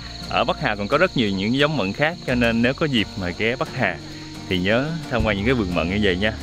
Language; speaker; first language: Vietnamese; native; Vietnamese